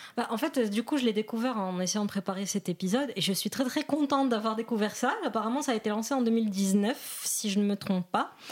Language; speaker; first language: French; non-native, local second language; Arabic